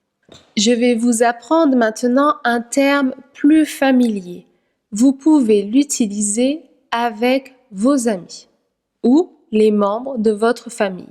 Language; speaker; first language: French; native; French